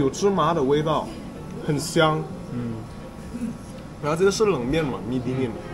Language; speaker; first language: Chinese; non-native, fluent; Indonesian